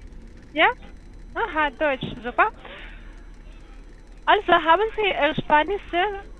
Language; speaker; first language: German; non-native, learner; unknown